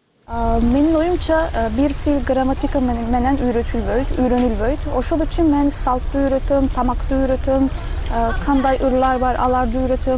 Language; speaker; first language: Kyrgyz; non-native, fluent; Turkish